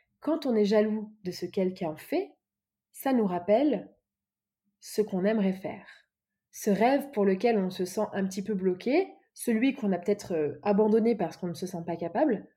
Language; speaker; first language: French; native; French